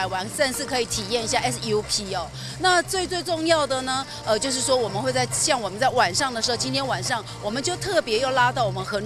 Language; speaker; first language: Chinese; native; Chinese